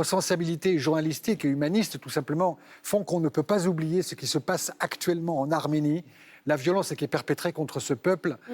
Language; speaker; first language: French; native; French